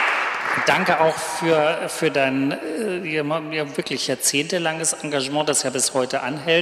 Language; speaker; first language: German; native; German